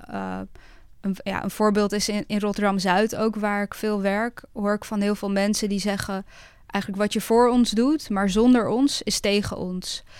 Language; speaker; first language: Dutch; early bilingual, other home language; Bosnian